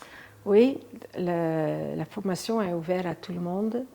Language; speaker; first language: French; non-native, fluent; Dutch